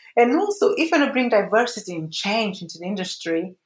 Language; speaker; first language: English; early bilingual, other home language; Portuguese